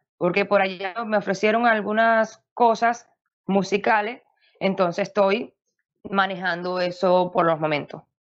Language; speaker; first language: Spanish; native; Spanish